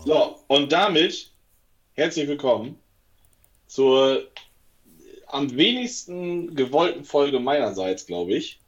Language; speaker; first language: German; native; German